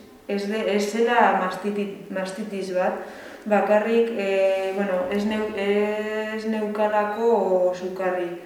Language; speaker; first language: Basque; non-native, learner; Spanish